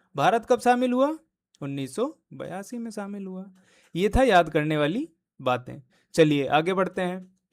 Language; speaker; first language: Hindi; native; Hindi